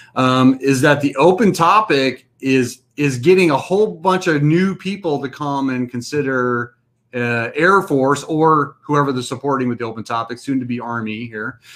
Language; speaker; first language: English; native; English